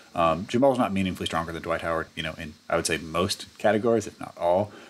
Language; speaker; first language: English; native; English